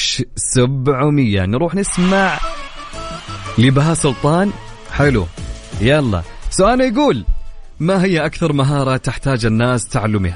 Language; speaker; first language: Arabic; native; Arabic